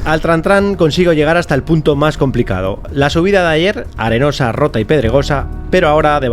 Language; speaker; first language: Spanish; native; Spanish